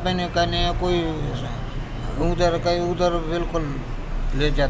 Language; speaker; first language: Hindi; non-native, learner; Baluchi